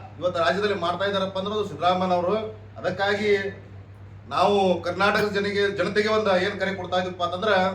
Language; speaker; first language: Kannada; native; Kannada